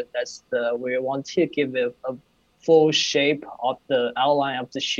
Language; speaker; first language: English; non-native, fluent; Chinese